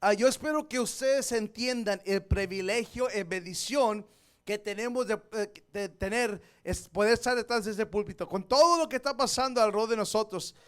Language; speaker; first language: Spanish; early bilingual, heritage; Spanish